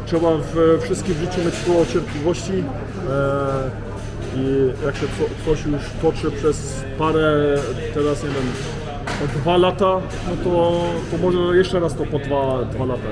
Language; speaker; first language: Polish; early bilingual, heritage; Polish